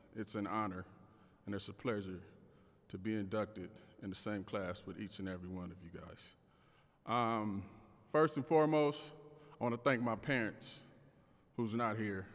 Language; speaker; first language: English; native; English